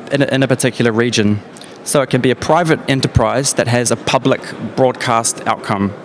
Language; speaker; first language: English; native; English